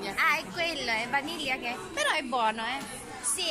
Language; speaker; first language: Italian; non-native, learner; Filipino